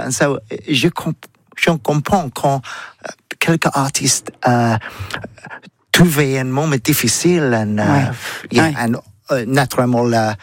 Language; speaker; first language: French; non-native, learner; English